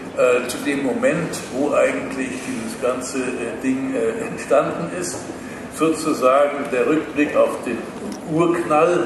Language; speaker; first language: German; native; German